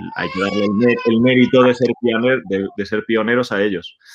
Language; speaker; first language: Spanish; native; Spanish